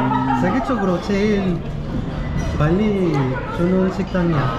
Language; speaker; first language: Korean; non-native, learner; Spanish